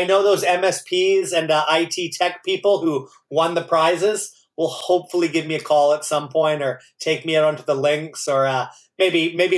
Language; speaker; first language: English; native; English